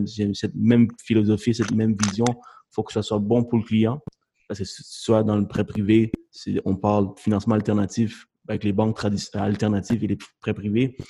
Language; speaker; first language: French; native; French